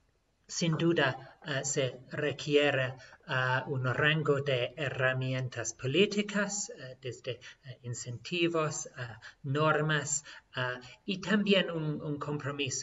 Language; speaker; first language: Spanish; non-native, fluent; English